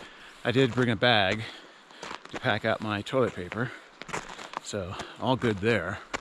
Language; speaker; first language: English; native; English